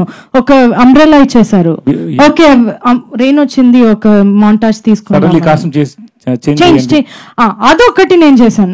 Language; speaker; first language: Telugu; non-native, fluent; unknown